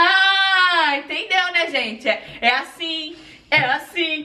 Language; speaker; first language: Portuguese; native; Portuguese